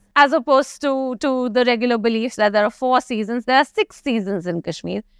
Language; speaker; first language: English; non-native, local second language; Kashmiri